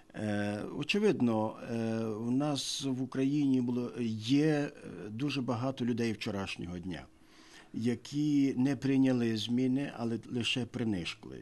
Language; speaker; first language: Ukrainian; native; Ukrainian